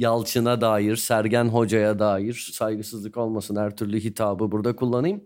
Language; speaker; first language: Turkish; native; Turkish